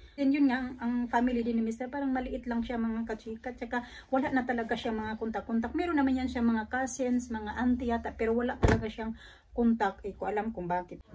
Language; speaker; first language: Filipino; native; Filipino